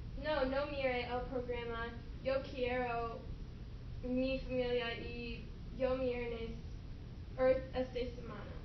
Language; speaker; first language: Spanish; non-native, learner; English